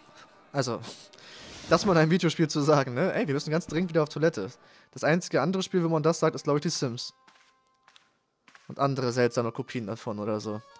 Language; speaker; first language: German; native; German